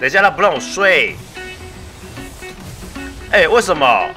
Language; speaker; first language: Chinese; native; Chinese